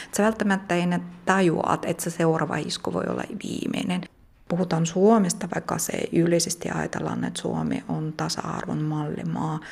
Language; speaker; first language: Finnish; non-native, fluent; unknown